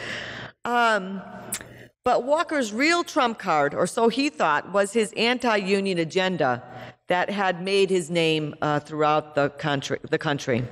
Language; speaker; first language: English; native; English